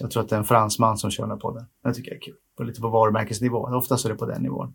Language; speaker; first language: Swedish; native; Swedish